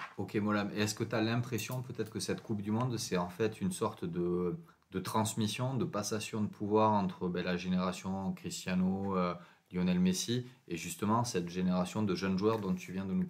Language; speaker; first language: French; native; French